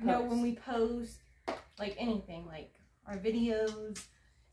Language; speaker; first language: English; native; English